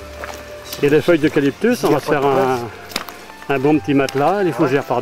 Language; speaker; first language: French; native; French